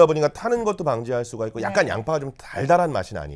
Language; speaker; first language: Korean; native; Korean